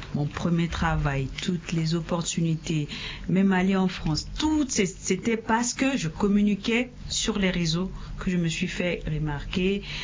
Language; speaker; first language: French; non-native, local second language; Sango